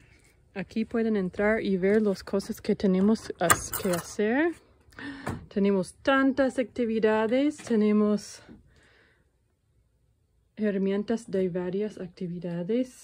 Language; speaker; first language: Spanish; non-native, learner; English